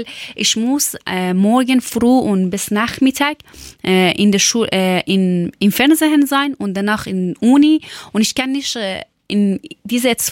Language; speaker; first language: German; non-native, learner; Persian